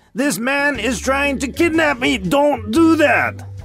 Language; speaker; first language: English; early bilingual, other home language; Japanese